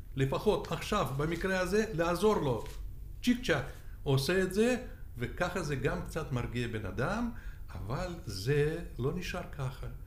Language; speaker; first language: Hebrew; non-native, fluent; Russian